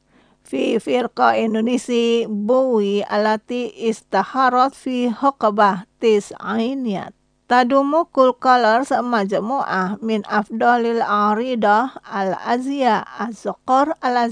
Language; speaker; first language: Arabic; non-native, learner; Indonesian